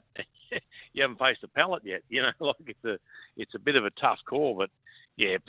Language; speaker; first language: English; native; English